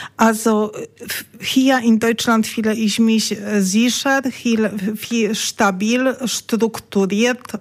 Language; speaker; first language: German; non-native, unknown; Polish